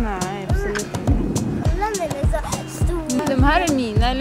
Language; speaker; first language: Swedish; non-native, learner; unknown